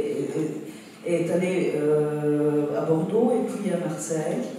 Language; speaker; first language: French; non-native, fluent; Italian